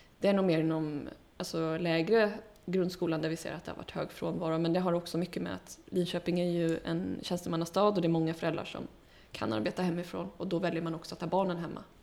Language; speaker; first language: Swedish; early bilingual, heritage; Swedish